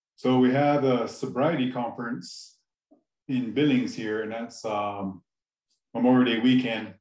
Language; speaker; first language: English; native; English